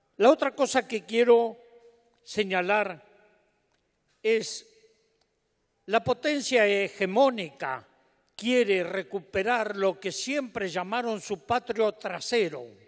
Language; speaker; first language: Spanish; native; Spanish